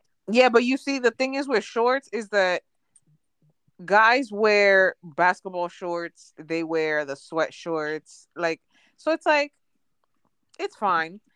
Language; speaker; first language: English; early bilingual, other home language; Spanish